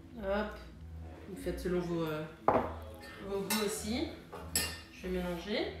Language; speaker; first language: French; early bilingual, heritage; French